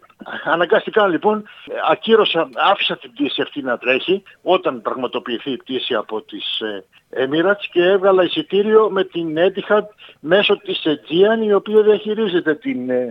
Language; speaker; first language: Greek; native; Greek